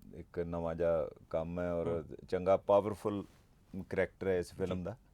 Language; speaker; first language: Punjabi; native; Punjabi